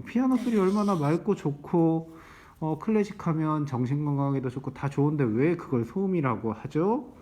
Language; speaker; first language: Korean; native; Korean